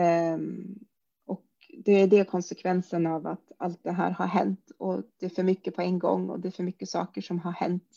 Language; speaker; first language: Swedish; early bilingual, other home language; Arabic